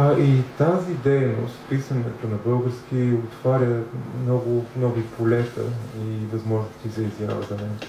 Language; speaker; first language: Bulgarian; non-native, fluent; English